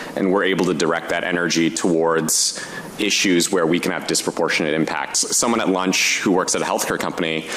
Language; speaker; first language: English; native; English